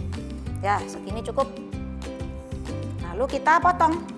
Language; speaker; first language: Indonesian; native; Indonesian